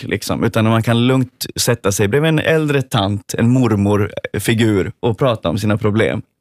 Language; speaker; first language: Swedish; native; Swedish